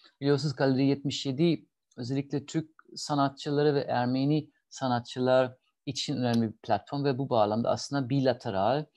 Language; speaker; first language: Turkish; non-native, fluent; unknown